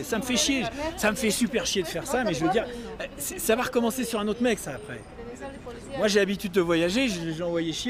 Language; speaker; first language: French; native; French